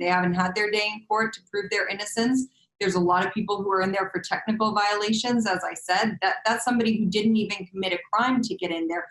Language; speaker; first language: English; native; English